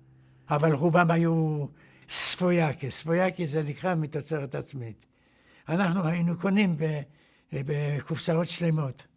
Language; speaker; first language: Hebrew; non-native, fluent; Yiddish